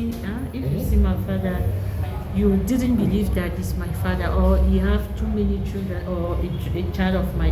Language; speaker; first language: English; non-native, learner; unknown